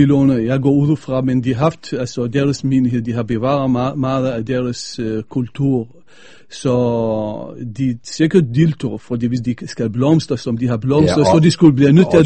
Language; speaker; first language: Danish; non-native, fluent; Arabic